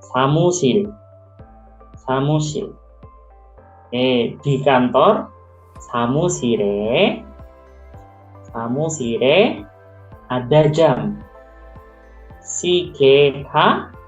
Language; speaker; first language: Korean; non-native, local second language; Indonesian